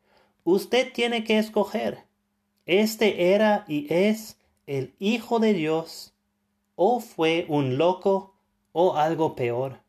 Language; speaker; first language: Spanish; non-native, fluent; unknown